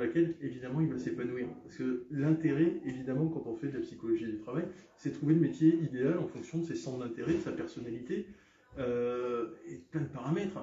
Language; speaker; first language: French; native; French